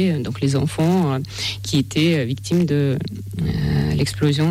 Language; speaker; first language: French; non-native, fluent; Russian